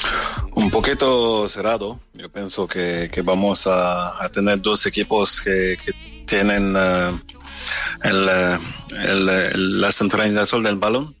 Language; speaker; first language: Spanish; non-native, fluent; French